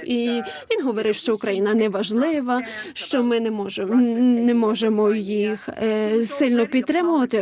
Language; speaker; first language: Ukrainian; non-native, fluent; English